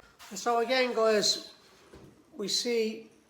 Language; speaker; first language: English; native; English